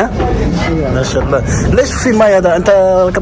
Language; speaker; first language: Arabic; non-native, learner; French